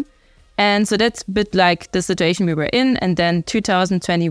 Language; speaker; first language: English; non-native, fluent; German